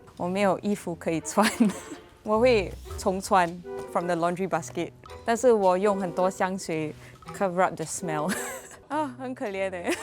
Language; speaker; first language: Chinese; non-native, local second language; English